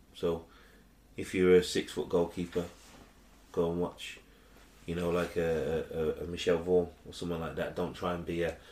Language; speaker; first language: English; early bilingual, other home language; Yoruba